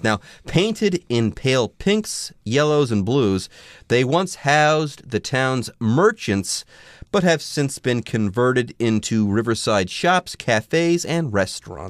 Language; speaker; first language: English; native; English